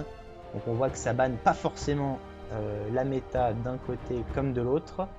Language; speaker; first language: French; native; French